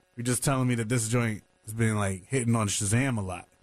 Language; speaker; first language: English; native; English